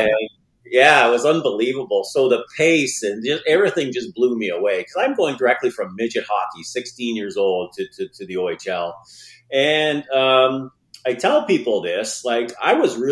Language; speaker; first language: English; native; English